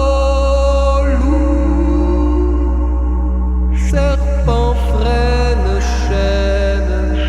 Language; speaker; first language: French; native; French